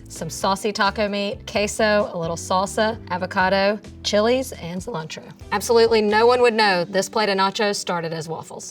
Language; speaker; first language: English; native; English